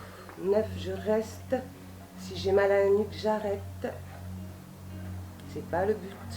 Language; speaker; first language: French; native; French